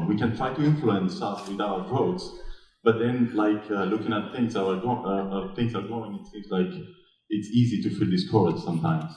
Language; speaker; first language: English; non-native, fluent; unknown